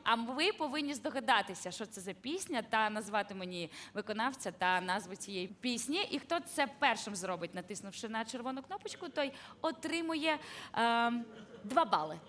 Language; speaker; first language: Ukrainian; native; Ukrainian